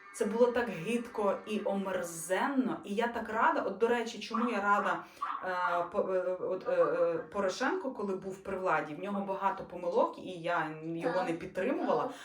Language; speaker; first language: Ukrainian; non-native, local second language; Russian